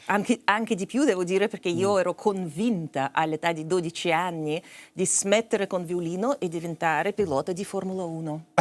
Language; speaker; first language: Italian; non-native, fluent; Russian